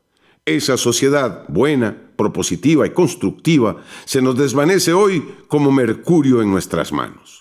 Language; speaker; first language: Spanish; native; Spanish